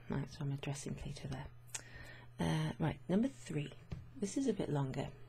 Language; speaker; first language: English; native; English